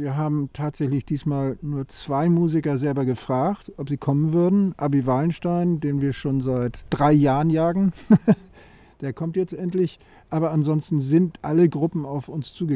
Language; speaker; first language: German; native; German